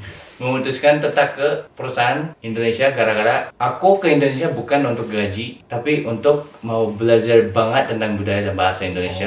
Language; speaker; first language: Indonesian; non-native, fluent; Korean